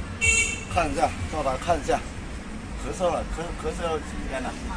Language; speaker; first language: Chinese; non-native, local second language; Cantonese